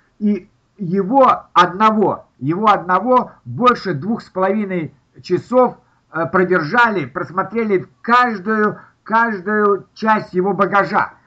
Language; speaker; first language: Russian; native; Russian